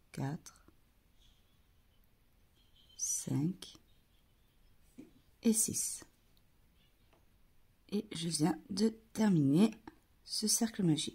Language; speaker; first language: French; native; French